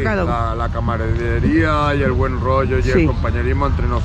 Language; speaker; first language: Spanish; native; Spanish